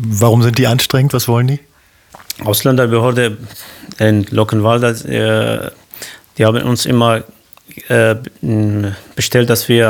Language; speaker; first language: German; non-native, learner; Arabic